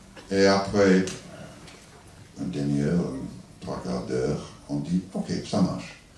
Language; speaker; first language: French; non-native, learner; English